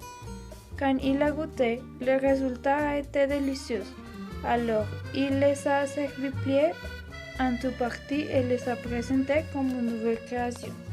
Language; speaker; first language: French; non-native, learner; Spanish